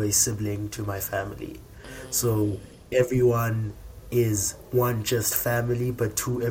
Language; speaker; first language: English; non-native, local second language; Xhosa